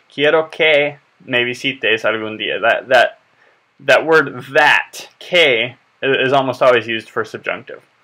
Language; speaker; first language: English; native; English